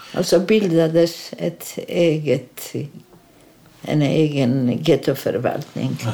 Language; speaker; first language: Swedish; non-native, fluent; Polish